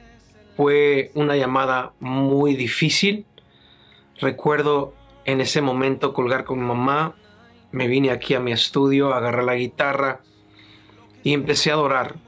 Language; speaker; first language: Spanish; native; Spanish